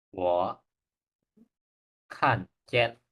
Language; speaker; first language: Chinese; non-native, learner; Indonesian